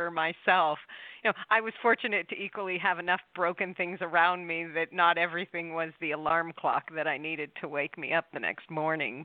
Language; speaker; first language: English; native; English